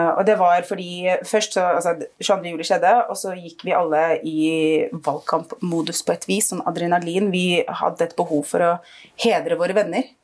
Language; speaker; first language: Norwegian; early bilingual, other home language; Arabic